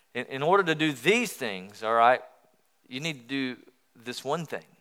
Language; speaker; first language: English; native; English